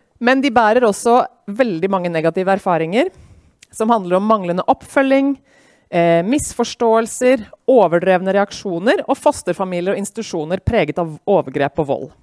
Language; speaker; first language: Norwegian; native; Norwegian